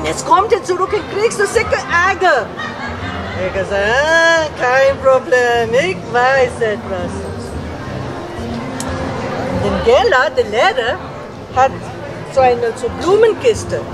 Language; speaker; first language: German; non-native, learner; Tibetan